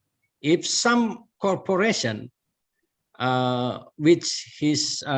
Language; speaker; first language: English; non-native, learner; Indonesian